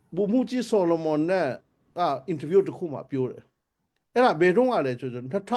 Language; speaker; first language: Burmese; non-native, local second language; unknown